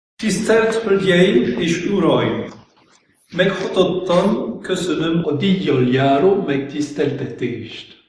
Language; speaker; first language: Hungarian; non-native, fluent; French